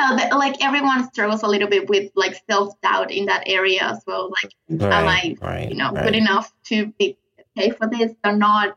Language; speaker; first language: English; non-native, fluent; Spanish